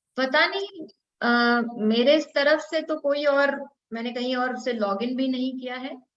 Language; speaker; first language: Hindi; non-native, local second language; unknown